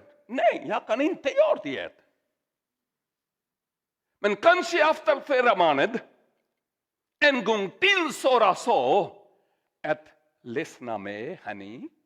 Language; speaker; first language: Swedish; non-native, learner; Urdu